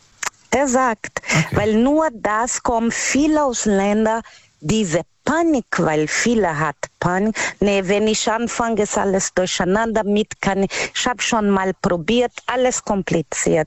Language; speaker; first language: German; non-native, learner; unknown